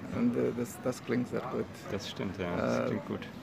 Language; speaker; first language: German; non-native, learner; Bosnian